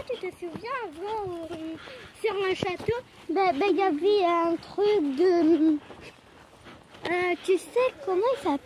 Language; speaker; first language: French; native; French